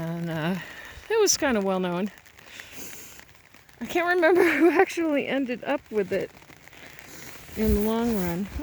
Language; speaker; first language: English; native; English